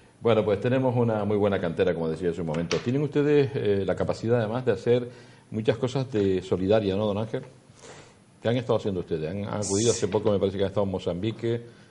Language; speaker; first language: Spanish; native; Spanish